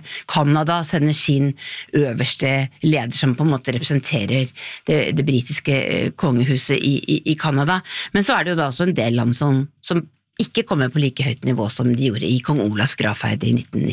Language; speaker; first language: Norwegian; native; Norwegian